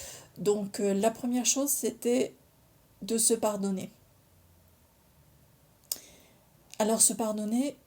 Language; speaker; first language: French; native; French